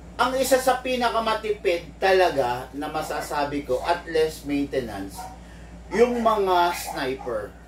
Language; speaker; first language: Filipino; native; Filipino